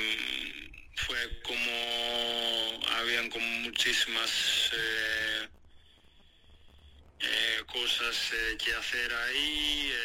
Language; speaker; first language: Spanish; non-native, fluent; Greek